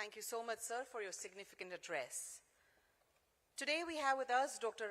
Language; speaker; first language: English; non-native, local second language; Gujarati